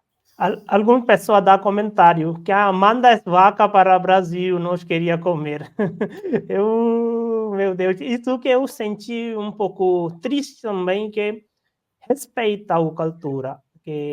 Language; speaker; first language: Portuguese; non-native, learner; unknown